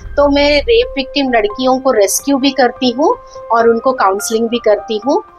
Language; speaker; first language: Hindi; non-native, local second language; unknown